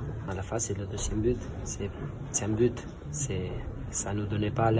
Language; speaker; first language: French; non-native, fluent; Spanish